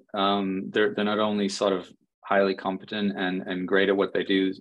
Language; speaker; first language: English; native; English